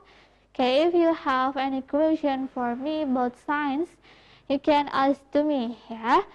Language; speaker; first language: English; non-native, fluent; Indonesian